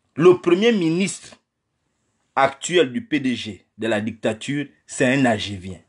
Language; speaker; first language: French; non-native, local second language; Fang